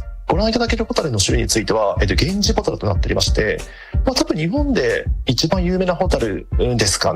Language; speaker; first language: Japanese; native; Japanese